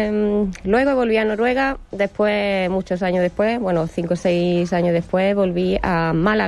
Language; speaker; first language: Spanish; non-native, fluent; Norwegian